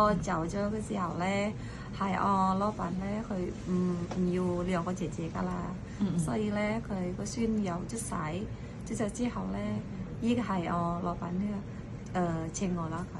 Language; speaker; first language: Cantonese; non-native, learner; Indonesian